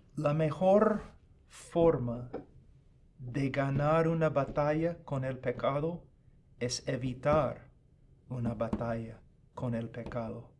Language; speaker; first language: Spanish; non-native, fluent; English